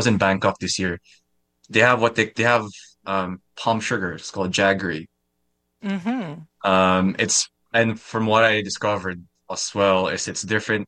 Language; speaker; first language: English; non-native, local second language; Filipino